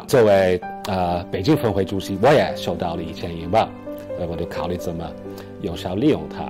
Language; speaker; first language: Chinese; non-native, fluent; English